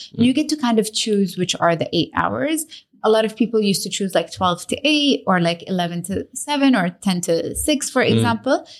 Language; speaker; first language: English; early bilingual, other home language; Arabic